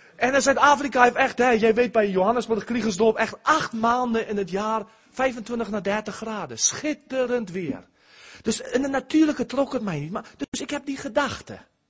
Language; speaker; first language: Dutch; early bilingual, heritage; Dutch